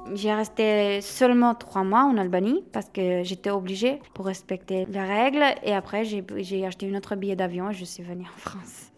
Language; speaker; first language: French; non-native, fluent; Albanian